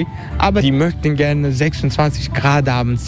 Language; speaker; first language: German; non-native, learner; Turkish